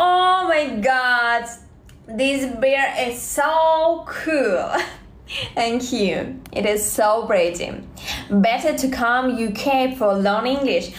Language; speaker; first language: English; non-native, learner; Russian